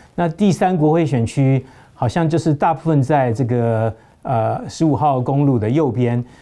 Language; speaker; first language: Chinese; native; Chinese